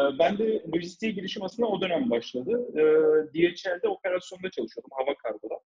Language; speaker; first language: Turkish; early bilingual, heritage; Turkish